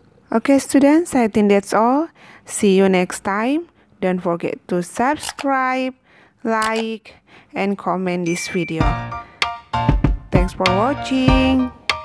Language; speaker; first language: English; non-native, fluent; Indonesian